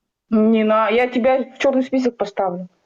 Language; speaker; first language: Russian; native; Russian